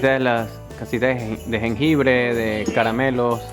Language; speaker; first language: Spanish; native; Spanish